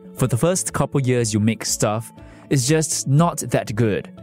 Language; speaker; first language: English; non-native, fluent; Chinese